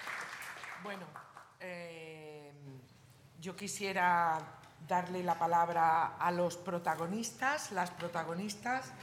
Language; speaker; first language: Spanish; native; Spanish